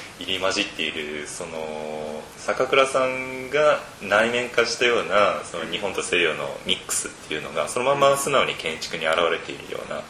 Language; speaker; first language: Japanese; native; Japanese